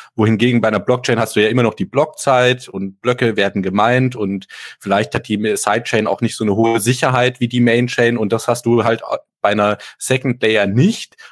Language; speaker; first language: German; native; German